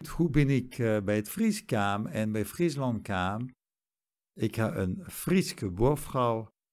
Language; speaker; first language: Western Frisian; non-native, fluent; German